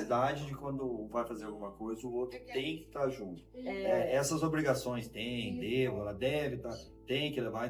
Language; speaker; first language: Portuguese; native; Portuguese